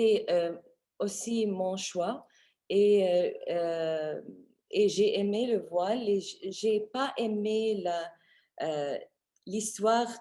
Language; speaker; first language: French; non-native, fluent; Arabic